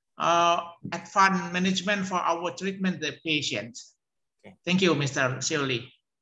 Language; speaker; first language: English; non-native, learner; Indonesian